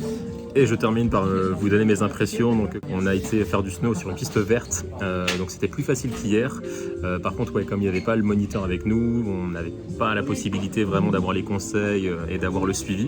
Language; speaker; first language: French; native; French